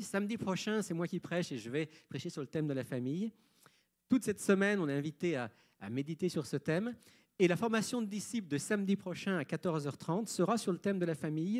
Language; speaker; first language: French; native; French